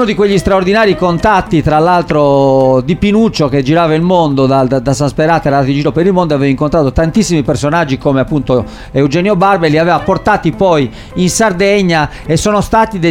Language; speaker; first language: Italian; native; Italian